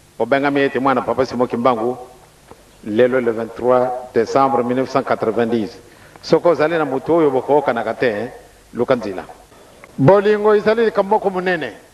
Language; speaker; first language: Lingala; non-native, local second language; Kongo